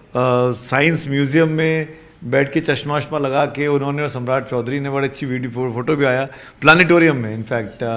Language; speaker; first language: Hindi; native; Hindi